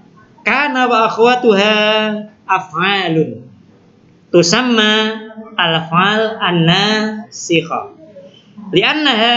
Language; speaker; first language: Arabic; non-native, fluent; Indonesian